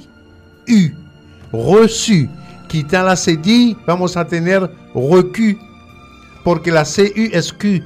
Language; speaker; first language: Spanish; non-native, fluent; French